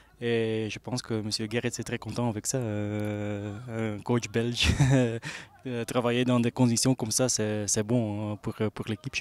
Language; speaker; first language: French; non-native, local second language; Dutch